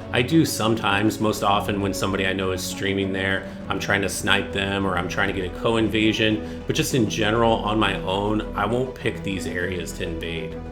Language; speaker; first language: English; native; English